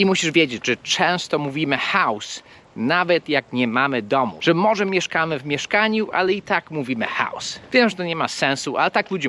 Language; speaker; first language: Polish; non-native, fluent; English